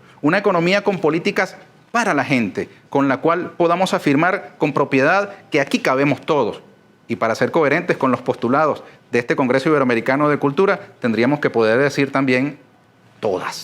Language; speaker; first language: Spanish; native; Spanish